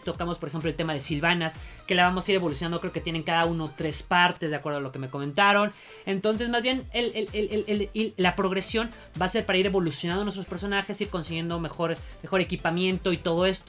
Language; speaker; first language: Spanish; native; Spanish